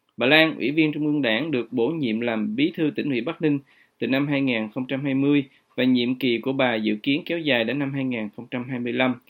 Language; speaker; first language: Vietnamese; native; Vietnamese